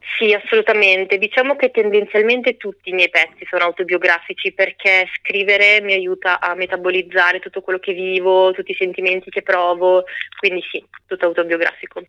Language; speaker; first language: Italian; native; Italian